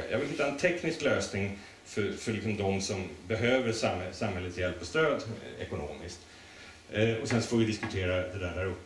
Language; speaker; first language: Swedish; native; Swedish